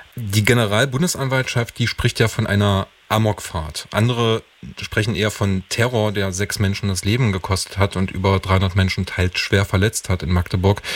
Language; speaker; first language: German; native; German